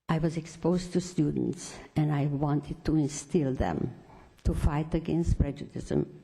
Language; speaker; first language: English; non-native, fluent; Romanian